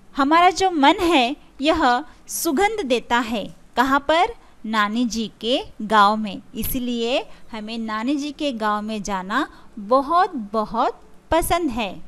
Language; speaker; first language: Hindi; non-native, local second language; Marathi